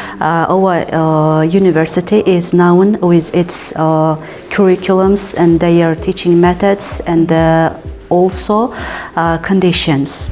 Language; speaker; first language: English; non-native, fluent; Uzbek